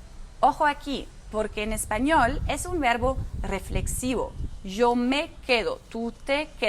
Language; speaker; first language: Spanish; non-native, fluent; German